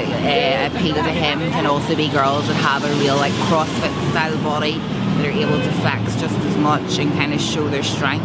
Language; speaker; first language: English; native; English